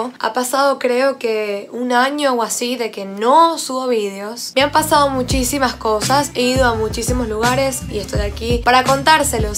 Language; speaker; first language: Spanish; native; Spanish